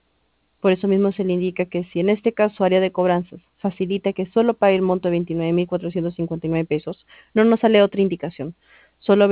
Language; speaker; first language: Spanish; native; Spanish